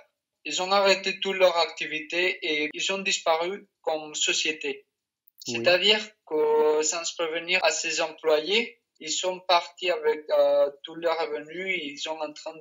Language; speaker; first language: French; non-native, fluent; Spanish